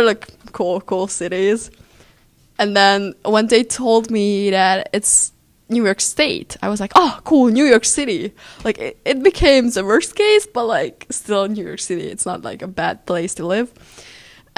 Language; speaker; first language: English; non-native, fluent; Hungarian